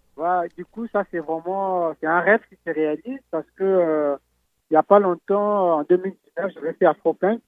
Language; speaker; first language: French; non-native, local second language; Lingala